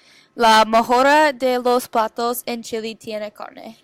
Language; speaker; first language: Spanish; non-native, learner; English